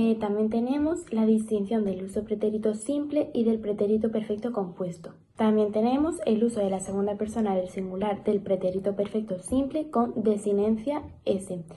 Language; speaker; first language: Spanish; native; Spanish